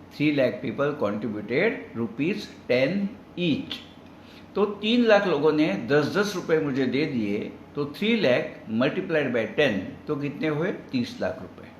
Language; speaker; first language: Hindi; non-native, local second language; Marathi